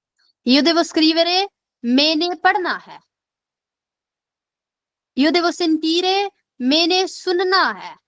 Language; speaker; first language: Italian; non-native, fluent; Urdu